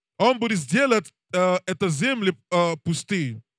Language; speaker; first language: Russian; non-native, learner; English